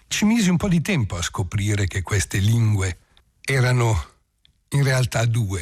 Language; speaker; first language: Italian; early bilingual, heritage; Italian